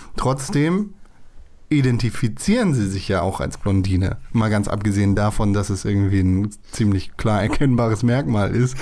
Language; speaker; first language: German; native; German